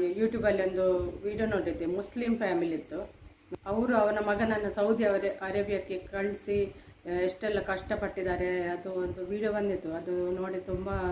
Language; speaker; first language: Kannada; non-native, local second language; Tulu